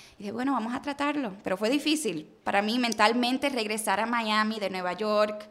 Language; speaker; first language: Spanish; early bilingual, heritage; Spanish